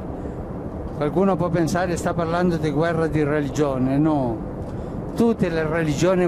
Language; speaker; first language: Italian; non-native, fluent; Spanish